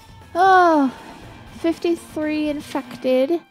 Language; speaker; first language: English; native; English